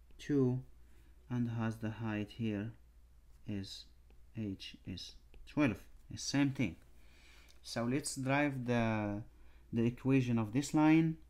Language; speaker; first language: English; non-native, fluent; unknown